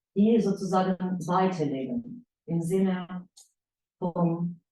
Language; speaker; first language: German; non-native, fluent; Ukrainian